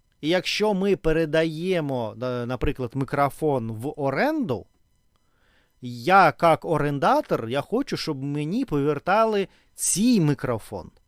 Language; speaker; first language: Ukrainian; non-native, learner; Russian